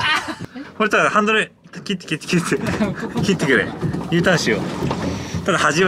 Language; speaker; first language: Japanese; native; Japanese